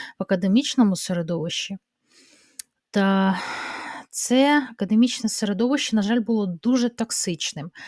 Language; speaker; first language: Ukrainian; non-native, local second language; Russian